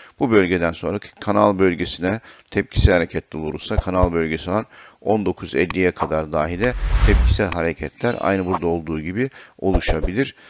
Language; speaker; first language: Turkish; native; Turkish